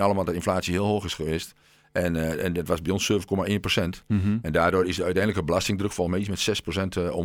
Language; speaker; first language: Dutch; native; Dutch